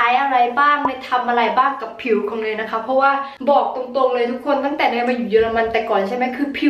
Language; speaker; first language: Thai; native; Thai